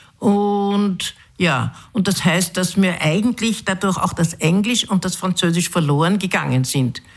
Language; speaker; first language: German; early bilingual, other home language; English